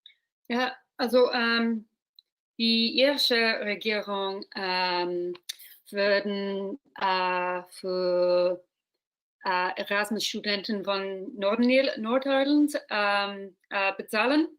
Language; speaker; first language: German; non-native, learner; English